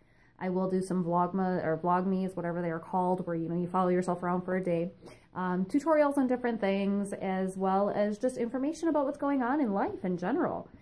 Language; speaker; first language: English; native; English